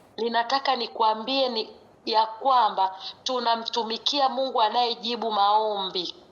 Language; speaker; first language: Swahili; native; Swahili